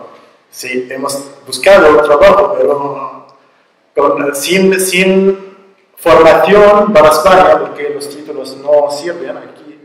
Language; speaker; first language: Spanish; non-native, learner; Arabic